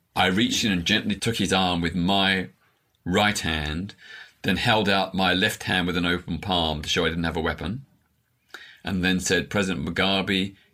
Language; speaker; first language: English; native; English